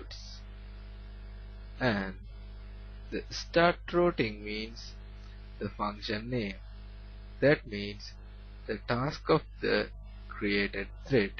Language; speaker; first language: English; non-native, learner; Sinhala